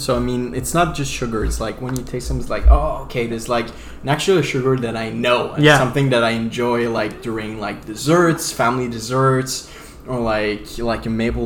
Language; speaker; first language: English; non-native, fluent; French